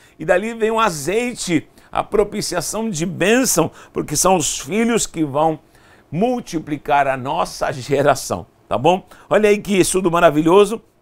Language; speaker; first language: Portuguese; non-native, fluent; Spanish